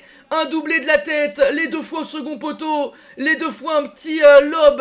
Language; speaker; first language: French; native; French